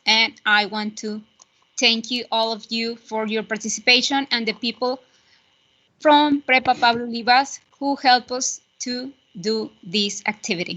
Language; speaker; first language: English; non-native, fluent; Spanish